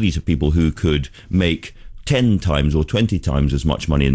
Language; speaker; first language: English; native; English